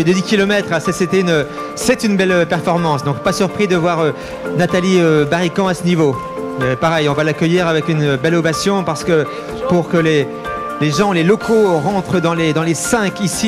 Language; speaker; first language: French; native; French